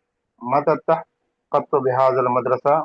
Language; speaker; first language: Arabic; non-native, learner; Urdu